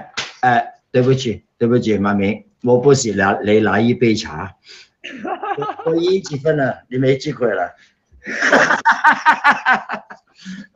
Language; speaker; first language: Chinese; non-native, local second language; Cantonese